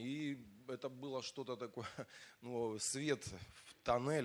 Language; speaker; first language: Russian; native; Russian